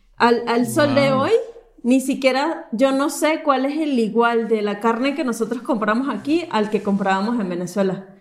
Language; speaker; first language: Spanish; native; Spanish